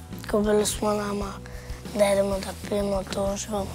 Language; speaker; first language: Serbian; non-native, local second language; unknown